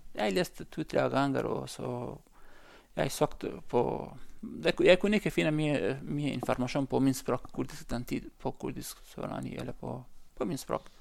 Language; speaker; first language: Norwegian; non-native, learner; Central Kurdish